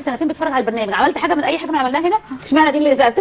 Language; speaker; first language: Arabic; native; Arabic